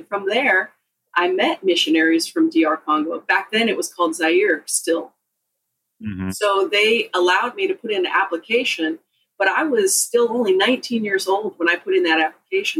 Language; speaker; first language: English; native; English